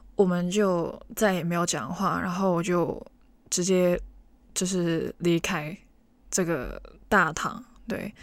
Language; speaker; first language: Chinese; non-native, local second language; Cantonese